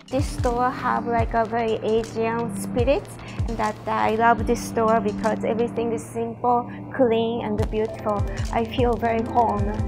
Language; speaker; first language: English; non-native, fluent; Japanese